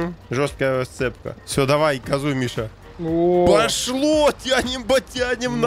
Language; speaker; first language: Russian; native; Russian